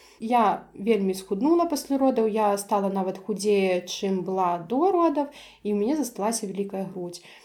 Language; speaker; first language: Belarusian; native; Belarusian